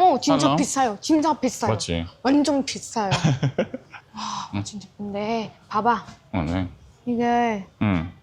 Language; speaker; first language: Korean; non-native, learner; Vietnamese